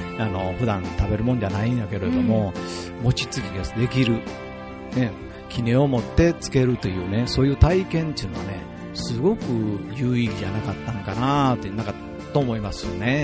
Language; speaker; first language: Japanese; native; Japanese